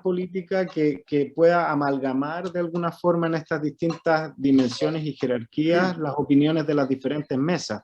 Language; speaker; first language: Spanish; native; Spanish